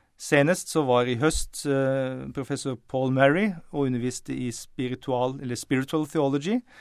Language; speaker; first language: Norwegian; native; Norwegian